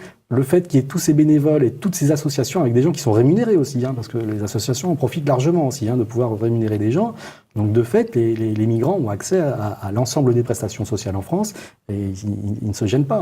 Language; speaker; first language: French; native; French